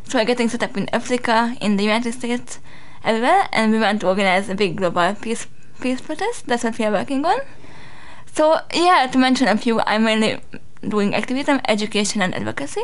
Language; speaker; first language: English; non-native, fluent; Hungarian